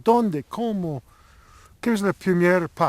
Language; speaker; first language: Spanish; non-native, learner; English